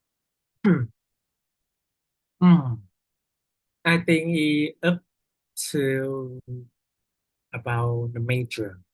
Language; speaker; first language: English; non-native, learner; Vietnamese